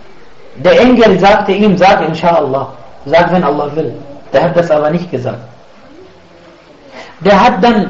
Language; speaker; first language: German; non-native, fluent; Arabic